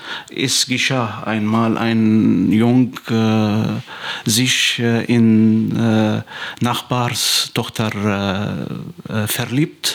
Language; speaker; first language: German; non-native, fluent; Arabic